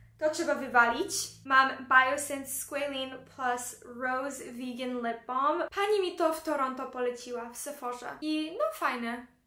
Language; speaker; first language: Polish; early bilingual, heritage; Polish